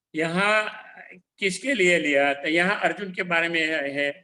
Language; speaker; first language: Hindi; non-native, local second language; Gujarati